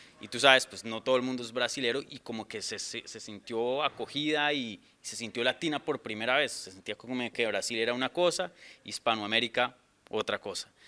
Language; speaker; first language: Spanish; native; Spanish